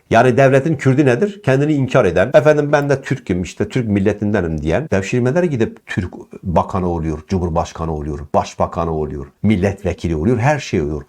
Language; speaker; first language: Turkish; non-native, local second language; Kurdish